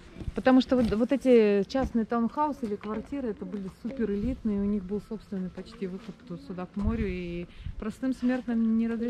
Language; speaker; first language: Russian; native; Russian